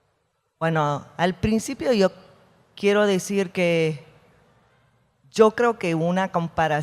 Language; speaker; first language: Spanish; non-native, fluent; English